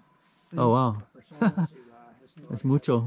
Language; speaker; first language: Spanish; non-native, learner; English